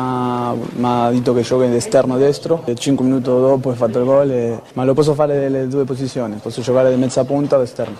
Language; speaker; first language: Italian; non-native, learner; Spanish